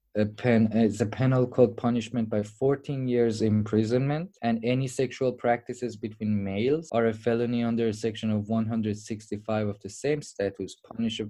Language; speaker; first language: English; non-native, fluent; Persian